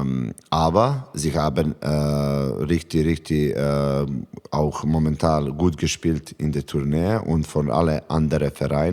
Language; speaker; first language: German; non-native, learner; Serbian